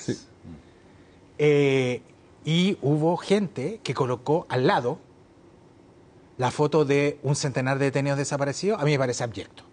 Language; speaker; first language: Spanish; native; Spanish